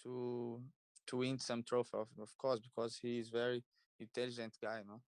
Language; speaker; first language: English; non-native, learner; Portuguese